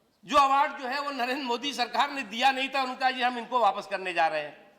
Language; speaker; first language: Hindi; native; Hindi